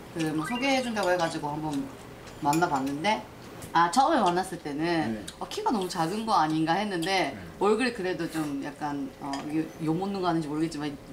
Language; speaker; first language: Korean; non-native, fluent; Japanese